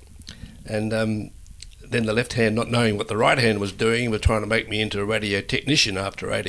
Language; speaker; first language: English; native; English